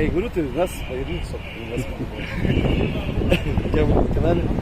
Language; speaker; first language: Russian; native; Russian